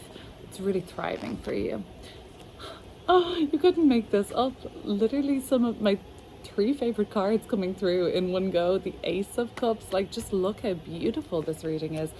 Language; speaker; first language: English; native; English